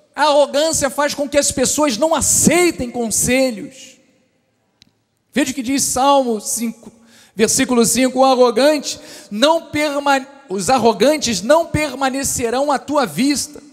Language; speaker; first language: Portuguese; native; Portuguese